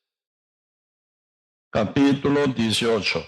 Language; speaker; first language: Spanish; non-native, learner; Korean